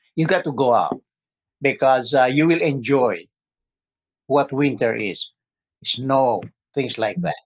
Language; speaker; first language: English; non-native, local second language; Filipino